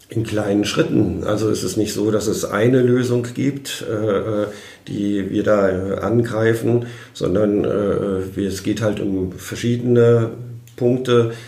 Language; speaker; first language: German; native; German